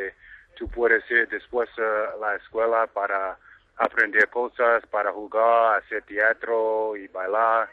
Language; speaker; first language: Spanish; non-native, fluent; English